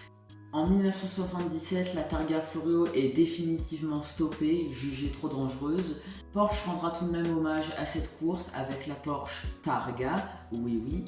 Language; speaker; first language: French; native; French